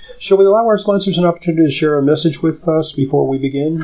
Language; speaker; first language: English; native; English